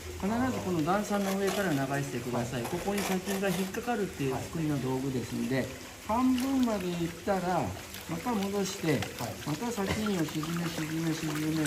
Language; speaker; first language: Japanese; native; Japanese